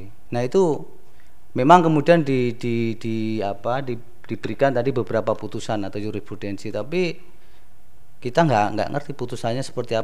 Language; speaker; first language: Indonesian; native; Indonesian